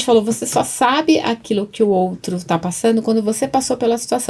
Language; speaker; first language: Portuguese; native; Portuguese